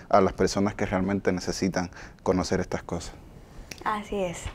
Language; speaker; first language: Spanish; native; Spanish